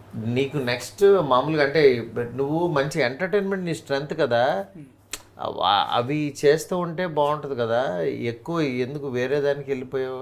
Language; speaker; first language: Telugu; native; Telugu